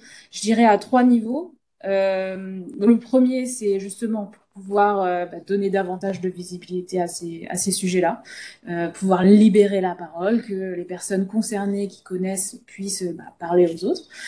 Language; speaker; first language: French; native; French